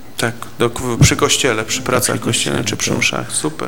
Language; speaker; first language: Polish; native; Polish